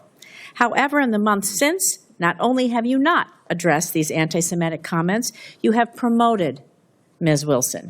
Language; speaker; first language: English; native; English